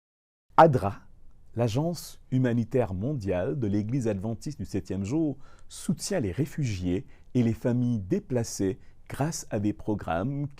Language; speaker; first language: French; native; French